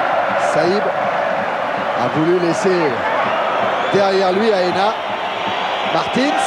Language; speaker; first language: French; native; French